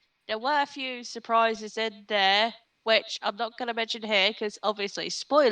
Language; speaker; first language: English; native; English